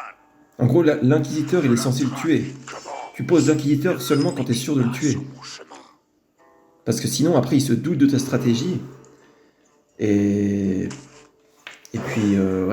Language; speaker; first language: French; native; French